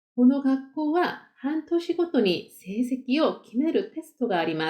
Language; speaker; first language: Japanese; non-native, fluent; Korean